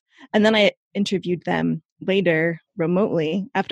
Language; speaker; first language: English; native; English